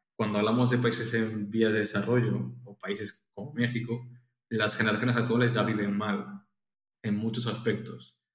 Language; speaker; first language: Spanish; native; Spanish